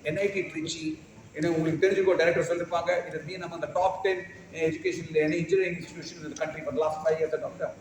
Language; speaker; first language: English; non-native, local second language; Tamil